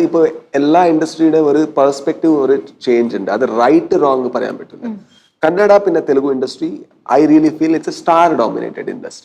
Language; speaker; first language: Malayalam; non-native, learner; Kannada